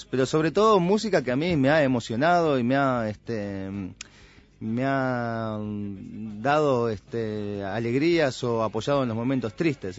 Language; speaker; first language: Spanish; native; Spanish